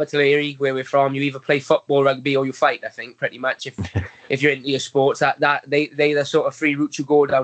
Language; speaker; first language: English; native; English